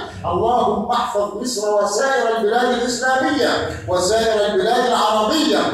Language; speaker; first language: Arabic; native; Arabic